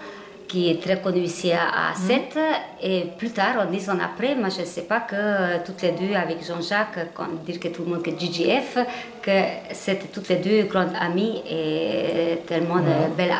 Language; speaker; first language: French; non-native, learner; Hungarian